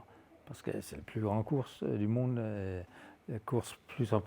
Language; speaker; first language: French; non-native, fluent; Danish